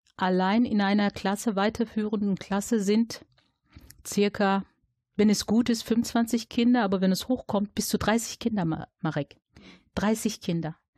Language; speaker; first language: German; native; German